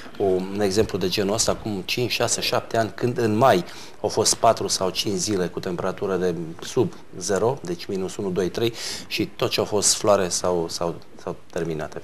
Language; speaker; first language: Romanian; native; Romanian